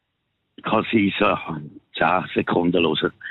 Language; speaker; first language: German; native; German